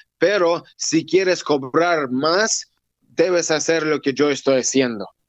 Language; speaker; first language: Spanish; non-native, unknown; Russian